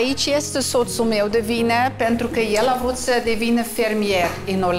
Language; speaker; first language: Romanian; non-native, fluent; Dutch